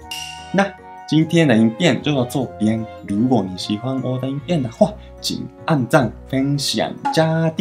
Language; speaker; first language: Chinese; non-native, fluent; Japanese